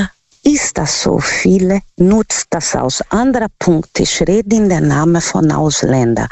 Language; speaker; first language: German; non-native, learner; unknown